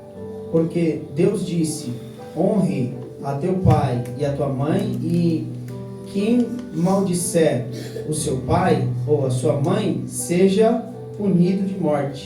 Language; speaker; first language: Portuguese; native; Portuguese